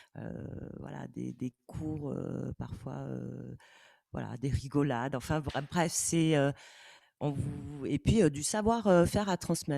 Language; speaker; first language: French; native; French